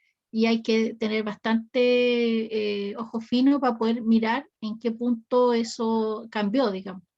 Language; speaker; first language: Spanish; native; Spanish